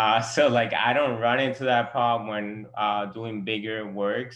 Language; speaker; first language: English; non-native, fluent; Spanish